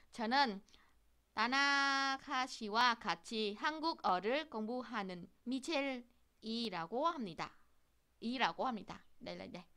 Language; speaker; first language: Korean; non-native, fluent; Vietnamese